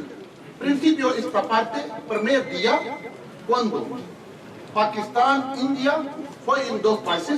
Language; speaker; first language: Spanish; non-native, learner; Urdu